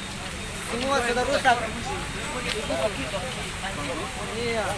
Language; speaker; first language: Indonesian; non-native, learner; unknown